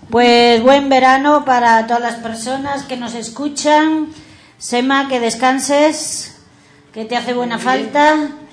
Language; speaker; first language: Spanish; native; Spanish